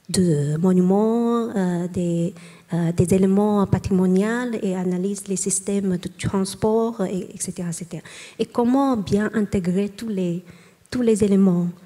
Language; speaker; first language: French; non-native, learner; Chinese